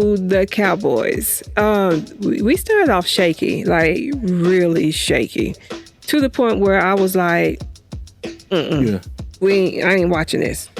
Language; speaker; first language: English; native; English